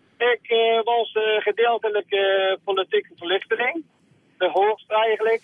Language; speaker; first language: Dutch; non-native, fluent; Persian